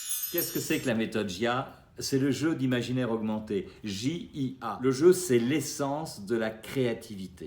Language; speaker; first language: French; native; French